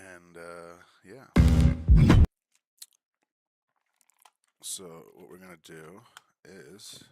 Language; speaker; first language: English; native; English